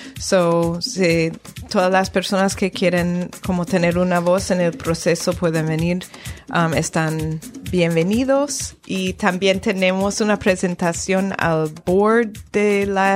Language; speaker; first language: Spanish; non-native, fluent; English